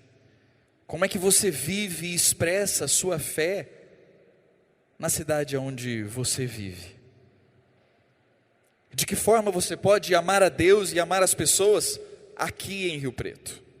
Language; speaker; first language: Portuguese; native; Portuguese